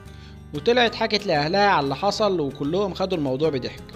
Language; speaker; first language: Arabic; native; Arabic